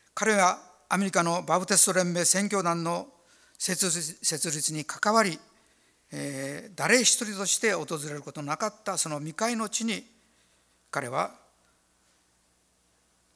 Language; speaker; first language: Japanese; native; Japanese